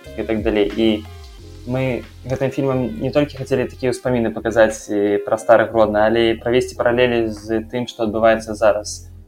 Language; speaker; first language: Belarusian; non-native, local second language; Russian